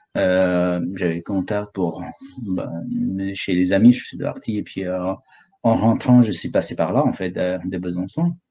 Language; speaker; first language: French; non-native, fluent; Sherpa